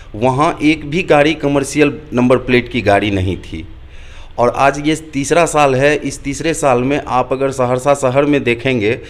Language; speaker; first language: Hindi; native; Hindi